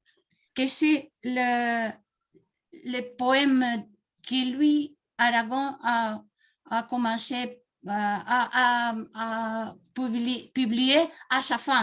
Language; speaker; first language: French; non-native, learner; Spanish